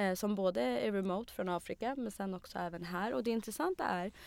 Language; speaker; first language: Swedish; early bilingual, other home language; Arabic